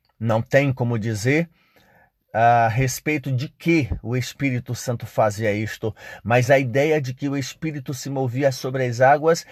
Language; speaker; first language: Portuguese; native; Portuguese